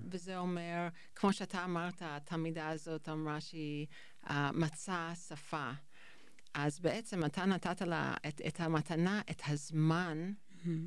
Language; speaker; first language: Hebrew; non-native, fluent; English